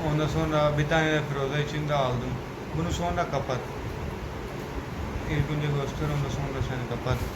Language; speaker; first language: Turkish; non-native, learner; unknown